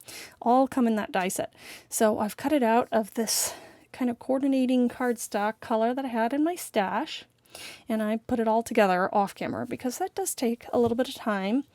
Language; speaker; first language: English; native; English